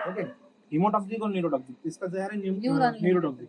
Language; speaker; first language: Hindi; non-native, local second language; Marathi